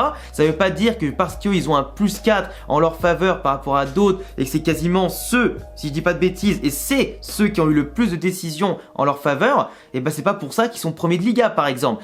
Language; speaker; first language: French; native; French